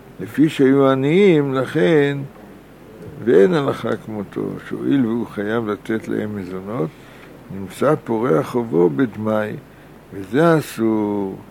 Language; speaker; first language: Hebrew; native; Hebrew